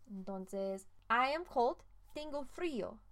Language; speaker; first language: Spanish; non-native, fluent; English